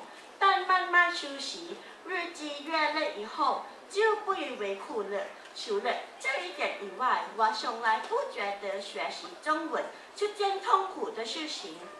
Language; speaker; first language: Chinese; non-native, learner; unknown